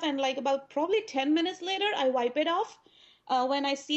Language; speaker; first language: English; non-native, local second language; Urdu